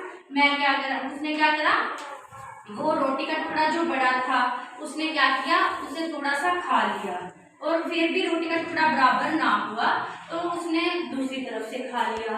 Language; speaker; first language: Hindi; native; Hindi